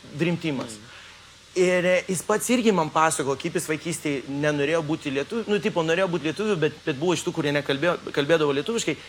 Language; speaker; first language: Lithuanian; early bilingual, heritage; Lithuanian